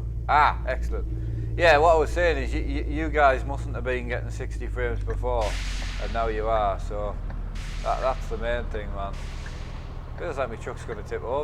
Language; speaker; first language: English; native; English